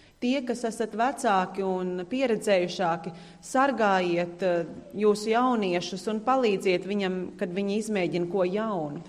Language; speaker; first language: Latvian; native; Latvian